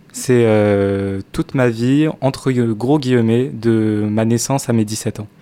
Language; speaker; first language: French; native; French